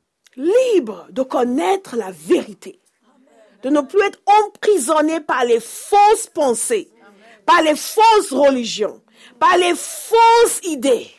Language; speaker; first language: French; non-native, fluent; English